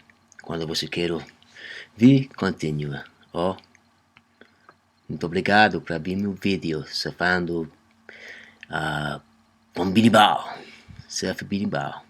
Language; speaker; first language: Portuguese; non-native, learner; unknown